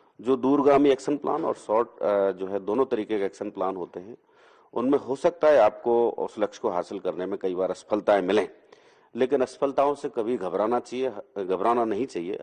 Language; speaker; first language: Hindi; native; Hindi